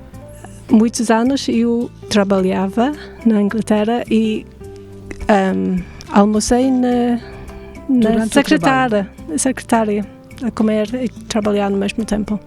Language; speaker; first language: Portuguese; non-native, fluent; English